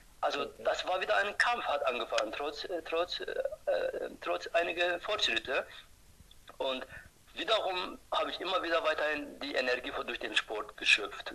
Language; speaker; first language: German; non-native, fluent; Turkish